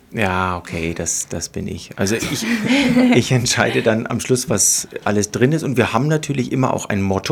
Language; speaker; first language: German; native; German